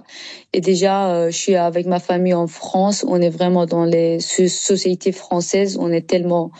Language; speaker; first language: French; non-native, learner; Persian